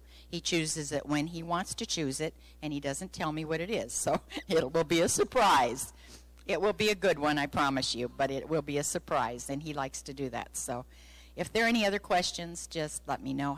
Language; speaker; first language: English; native; English